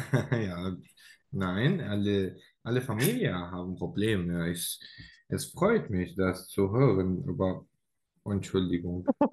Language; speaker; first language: German; non-native, learner; Arabic